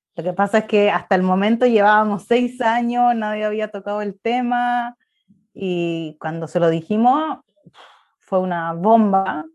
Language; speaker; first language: Spanish; native; Spanish